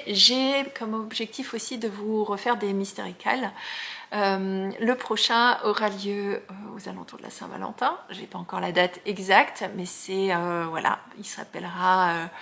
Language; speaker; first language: French; native; French